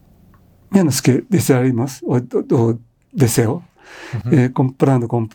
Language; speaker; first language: Spanish; non-native, fluent; Japanese